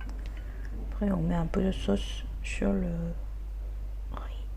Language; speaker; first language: French; non-native, fluent; Korean